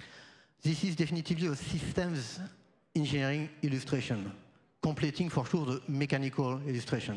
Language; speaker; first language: English; non-native, fluent; French